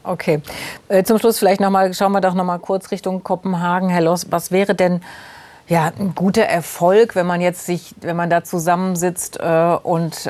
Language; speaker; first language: German; native; German